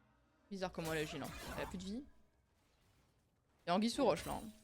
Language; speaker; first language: French; native; French